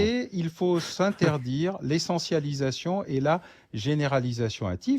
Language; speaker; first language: French; native; French